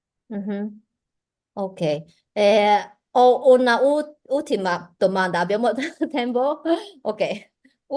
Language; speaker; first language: Italian; non-native, learner; Chinese